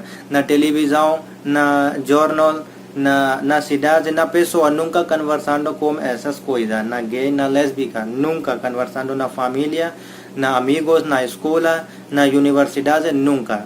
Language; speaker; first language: Portuguese; non-native, learner; Hindi